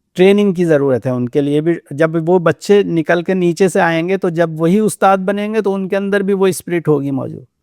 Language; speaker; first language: Hindi; native; Hindi